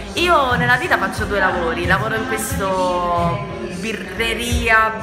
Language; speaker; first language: Italian; non-native, fluent; Romanian